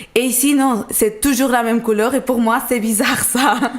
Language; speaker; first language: French; non-native, learner; Portuguese